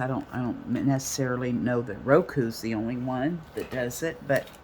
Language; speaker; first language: English; native; English